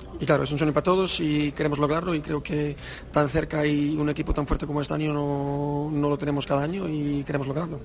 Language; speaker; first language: Spanish; early bilingual, heritage; Spanish